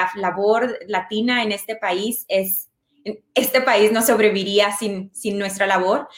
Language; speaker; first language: Spanish; early bilingual, other home language; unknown